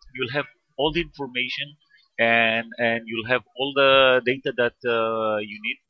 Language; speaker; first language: English; non-native, fluent; Hebrew